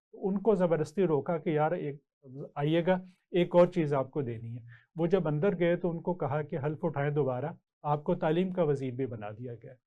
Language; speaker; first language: Urdu; native; Urdu